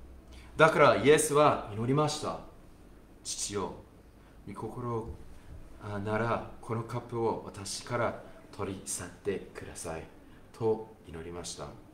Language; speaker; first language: Japanese; non-native, fluent; English